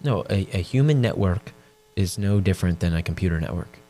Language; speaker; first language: English; native; English